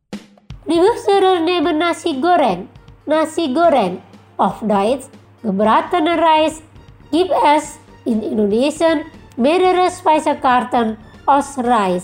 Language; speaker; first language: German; non-native, fluent; Indonesian